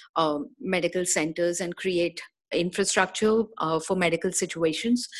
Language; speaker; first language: English; non-native, local second language; Hindi